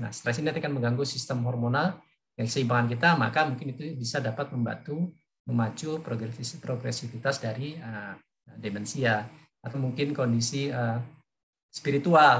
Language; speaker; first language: Indonesian; native; Indonesian